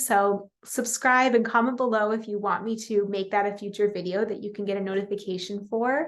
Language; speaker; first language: English; native; English